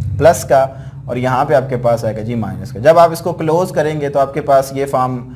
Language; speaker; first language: Urdu; native; Urdu